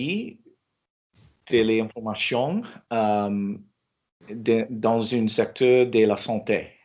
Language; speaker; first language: French; non-native, learner; English